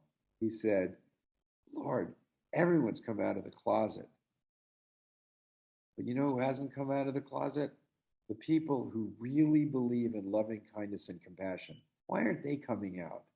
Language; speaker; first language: English; native; English